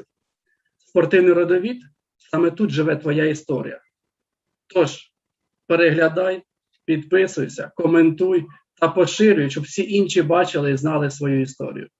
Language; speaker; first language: Ukrainian; native; Ukrainian